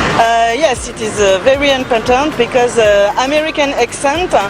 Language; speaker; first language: English; non-native, learner; French